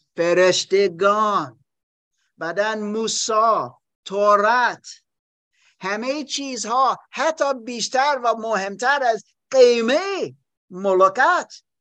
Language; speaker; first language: Persian; non-native, learner; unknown